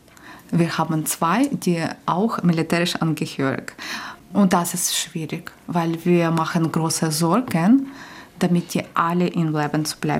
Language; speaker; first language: German; non-native, learner; Ukrainian